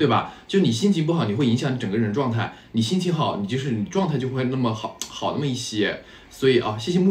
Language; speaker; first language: Chinese; native; Chinese